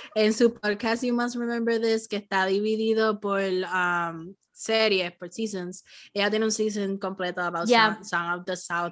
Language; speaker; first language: Spanish; early bilingual, heritage; Spanish